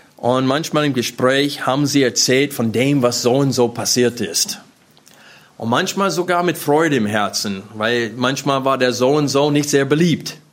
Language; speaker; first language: German; non-native, fluent; English